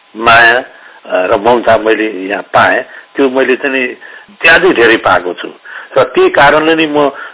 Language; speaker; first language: Nepali; non-native, local second language; Newari